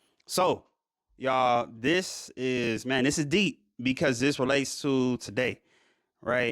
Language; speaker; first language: English; native; English